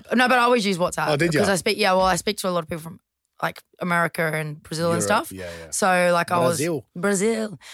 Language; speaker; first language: English; native; English